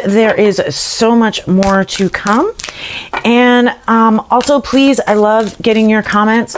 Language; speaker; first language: English; native; English